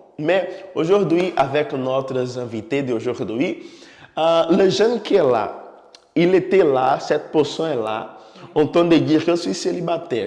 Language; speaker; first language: French; non-native, fluent; Portuguese